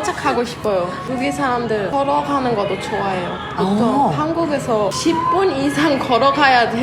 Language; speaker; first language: Korean; non-native, learner; German